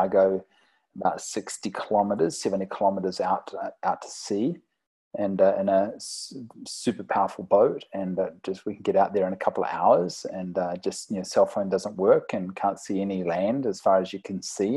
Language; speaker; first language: English; native; English